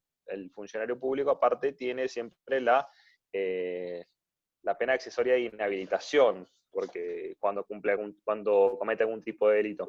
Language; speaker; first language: Spanish; native; Spanish